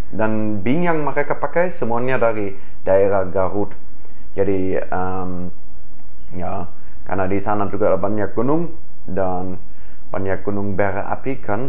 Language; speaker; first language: Indonesian; non-native, fluent; German